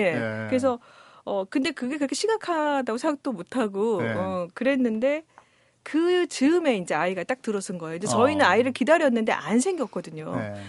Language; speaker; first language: Korean; native; Korean